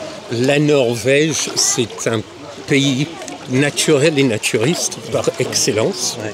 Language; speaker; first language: French; non-native, fluent; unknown